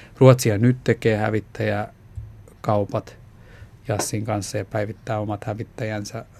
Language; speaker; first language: Finnish; non-native, local second language; Swedish